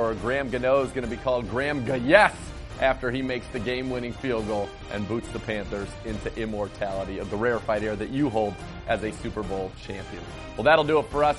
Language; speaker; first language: English; native; English